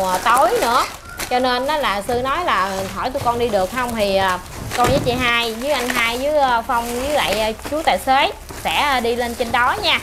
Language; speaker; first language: Vietnamese; native; Vietnamese